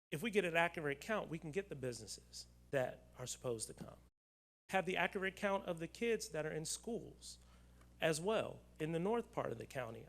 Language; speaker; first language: English; native; English